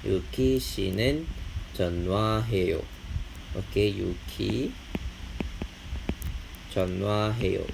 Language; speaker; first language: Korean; non-native, fluent; Malay